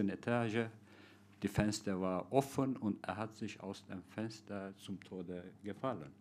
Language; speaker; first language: German; non-native, fluent; Turkish